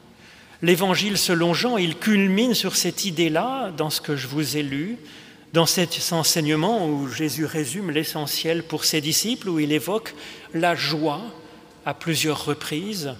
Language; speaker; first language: French; native; French